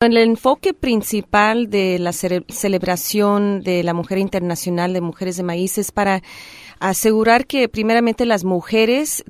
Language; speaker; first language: Spanish; early bilingual, heritage; Spanish